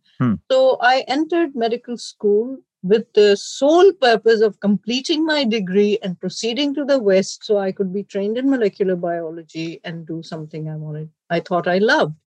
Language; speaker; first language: English; non-native, local second language; Urdu